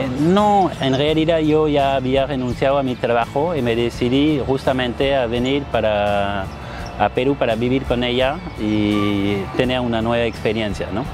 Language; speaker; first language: Spanish; non-native, fluent; French